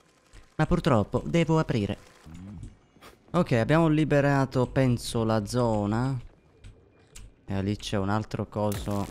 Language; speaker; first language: Italian; native; Italian